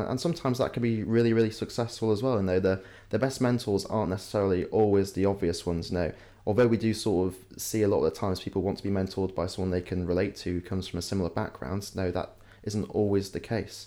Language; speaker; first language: English; native; English